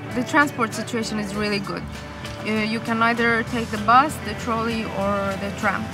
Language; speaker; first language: English; non-native, fluent; Swedish